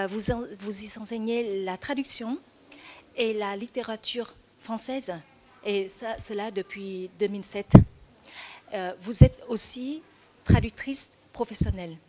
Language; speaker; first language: French; non-native, fluent; Vietnamese